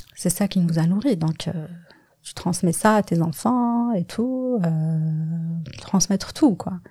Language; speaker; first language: French; non-native, local second language; Kabyle